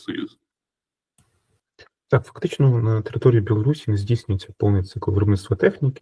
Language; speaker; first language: Ukrainian; native; Ukrainian